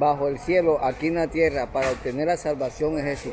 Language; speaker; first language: Spanish; native; Spanish